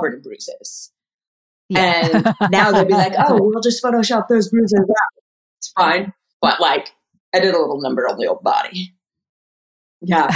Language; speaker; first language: English; native; English